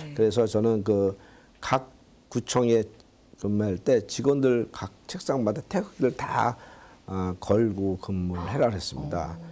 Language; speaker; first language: Korean; native; Korean